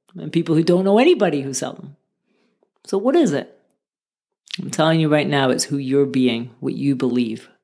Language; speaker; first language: English; native; English